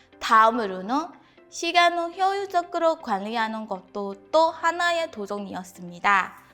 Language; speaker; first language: Korean; non-native, fluent; Burmese